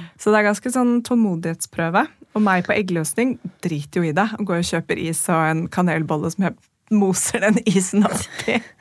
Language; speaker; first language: Norwegian; native; Norwegian